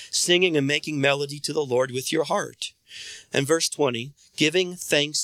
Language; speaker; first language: English; native; English